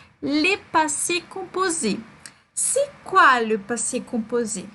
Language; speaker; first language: French; non-native, fluent; Portuguese